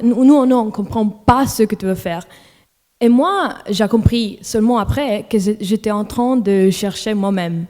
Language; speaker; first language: French; non-native, local second language; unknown